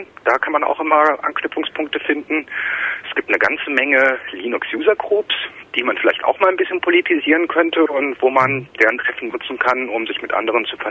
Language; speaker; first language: German; native; German